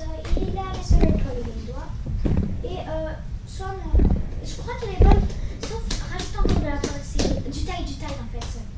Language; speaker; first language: French; native; French